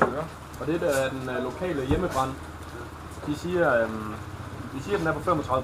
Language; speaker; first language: Danish; native; Danish